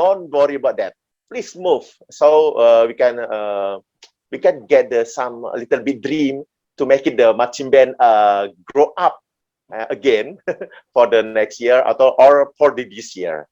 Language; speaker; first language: English; non-native, learner; Indonesian